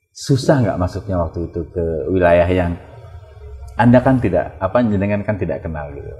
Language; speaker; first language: Indonesian; native; Indonesian